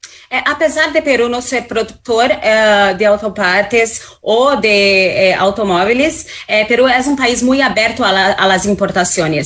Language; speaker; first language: Spanish; non-native, fluent; Portuguese